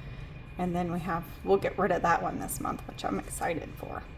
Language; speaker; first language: English; native; English